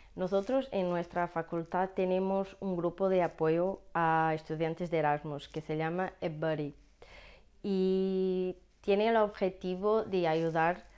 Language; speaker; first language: Spanish; non-native, learner; Portuguese